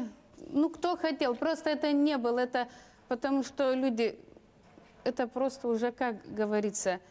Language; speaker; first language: Russian; non-native, local second language; Lithuanian